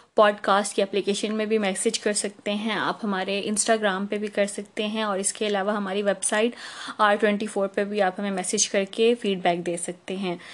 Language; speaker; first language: Urdu; native; Urdu